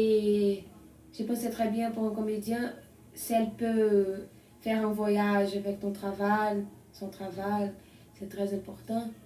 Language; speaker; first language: French; non-native, learner; Portuguese